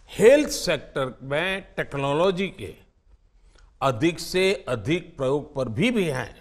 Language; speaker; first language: Hindi; non-native, local second language; Gujarati